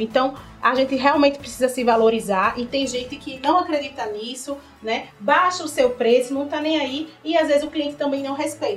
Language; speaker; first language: Portuguese; native; Portuguese